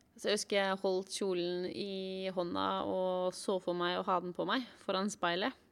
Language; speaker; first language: Norwegian; native; Norwegian